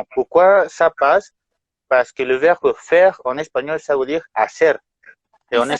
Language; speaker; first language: French; non-native, fluent; Spanish